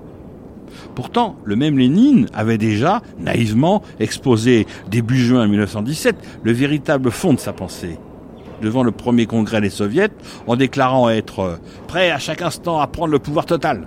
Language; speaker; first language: French; native; French